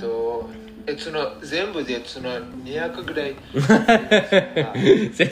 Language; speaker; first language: Japanese; non-native, learner; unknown